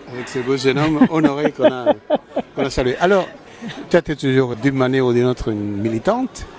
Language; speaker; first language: French; native; French